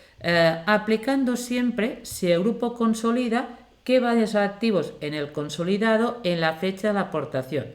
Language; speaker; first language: Spanish; native; Spanish